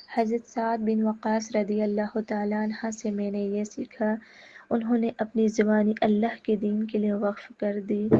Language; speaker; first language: Urdu; native; Urdu